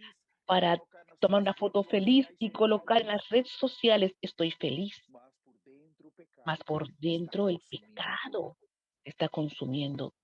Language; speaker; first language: Spanish; non-native, fluent; Portuguese